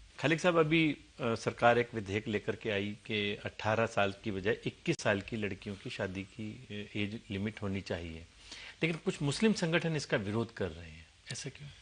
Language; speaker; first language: Hindi; native; Hindi